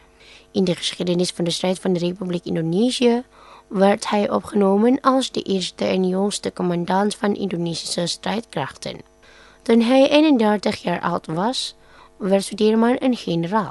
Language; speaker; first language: Dutch; non-native, fluent; Indonesian